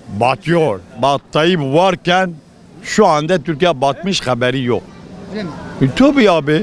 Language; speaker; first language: Turkish; non-native, local second language; Kurdish